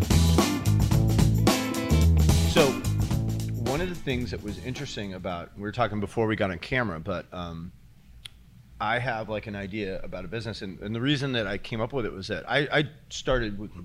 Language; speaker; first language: English; native; English